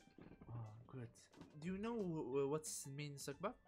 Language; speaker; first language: English; non-native, learner; Central Kurdish